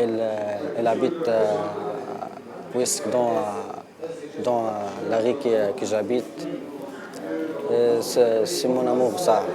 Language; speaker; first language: French; non-native, learner; Arabic